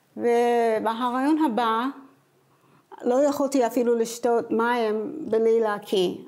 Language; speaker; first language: Hebrew; non-native, fluent; English